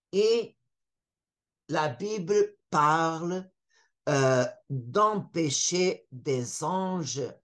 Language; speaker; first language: French; non-native, fluent; Portuguese